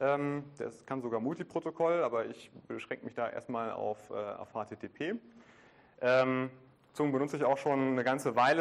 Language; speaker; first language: German; native; German